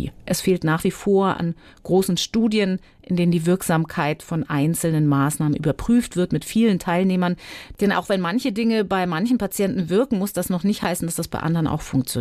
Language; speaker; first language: German; native; German